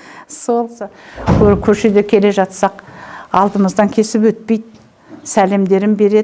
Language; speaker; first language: Kazakh; native; Kazakh